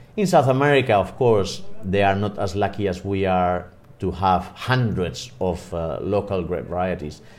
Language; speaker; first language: English; non-native, fluent; Spanish